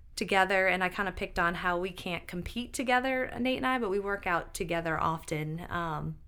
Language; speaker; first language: English; native; English